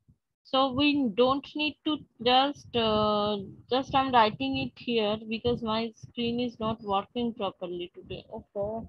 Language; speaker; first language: English; non-native, local second language; Bangla